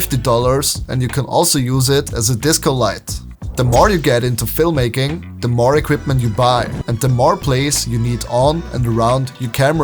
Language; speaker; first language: English; non-native, fluent; German